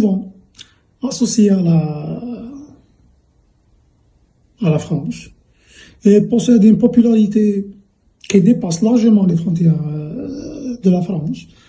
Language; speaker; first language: French; non-native, local second language; Arabic